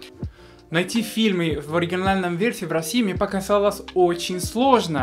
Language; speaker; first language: Russian; non-native, fluent; Spanish